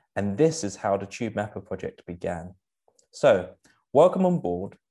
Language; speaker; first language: English; native; English